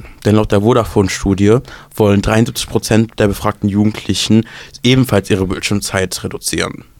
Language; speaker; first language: German; native; German